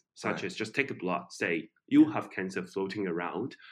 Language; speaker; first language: English; non-native, fluent; Chinese